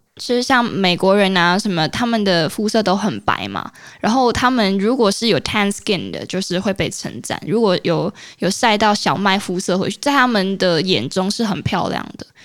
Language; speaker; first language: Chinese; native; Chinese